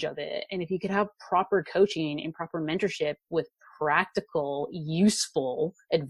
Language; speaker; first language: English; native; English